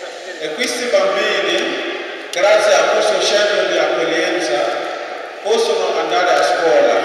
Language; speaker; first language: Italian; non-native, fluent; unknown